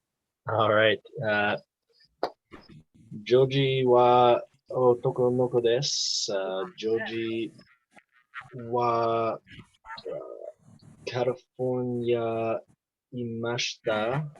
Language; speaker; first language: Japanese; non-native, learner; English